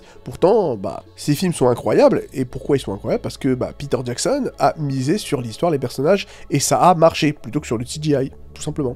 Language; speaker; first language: French; native; French